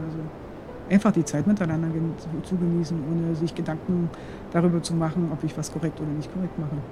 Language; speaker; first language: German; non-native, local second language; Upper Sorbian